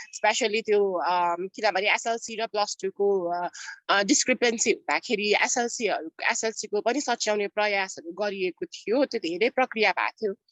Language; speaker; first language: Nepali; non-native, local second language; Newari